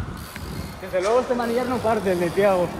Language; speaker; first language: Spanish; native; Spanish